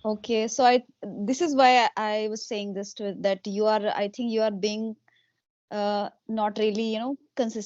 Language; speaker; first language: English; non-native, local second language; Hindi